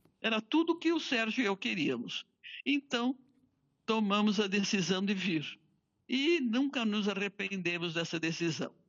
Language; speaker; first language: Portuguese; native; Portuguese